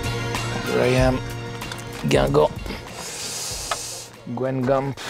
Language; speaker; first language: English; non-native, fluent; French